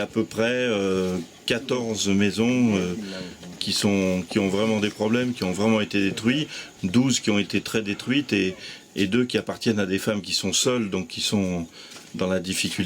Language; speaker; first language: French; native; French